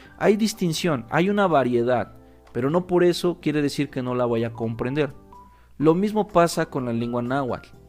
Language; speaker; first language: Spanish; native; Spanish